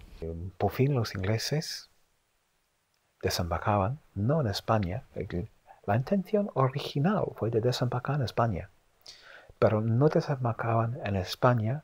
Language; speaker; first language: Spanish; non-native, fluent; English